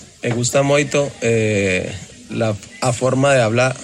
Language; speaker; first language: Galician; non-native, learner; Spanish